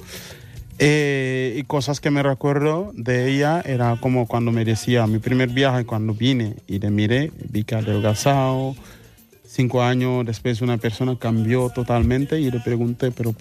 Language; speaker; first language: Spanish; non-native, fluent; Mandingo